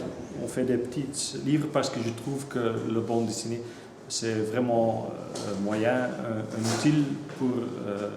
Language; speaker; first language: French; non-native, local second language; Dutch